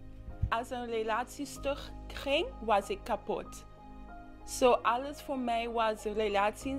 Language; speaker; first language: Dutch; non-native, local second language; English